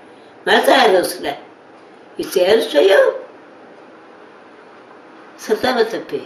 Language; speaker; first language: Hebrew; non-native, fluent; Yiddish